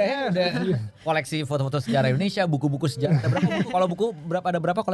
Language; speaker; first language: Indonesian; native; Indonesian